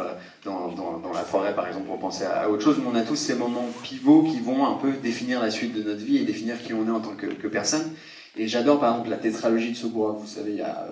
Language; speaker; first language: French; native; French